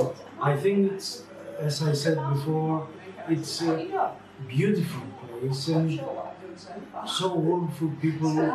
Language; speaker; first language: English; non-native, learner; Greek